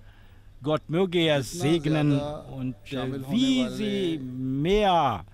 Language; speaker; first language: German; non-native, fluent; Urdu